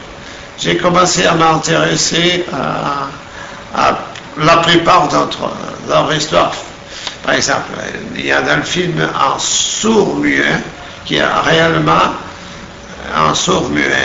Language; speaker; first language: French; non-native, fluent; Portuguese